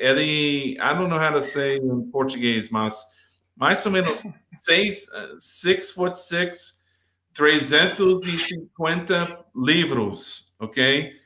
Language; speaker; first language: Portuguese; non-native, learner; English